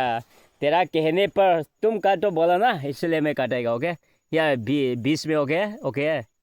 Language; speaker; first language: Hindi; non-native, local second language; Kok Borok